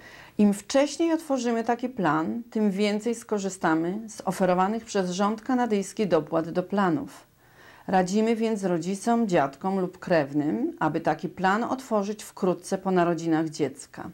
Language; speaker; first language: Polish; native; Polish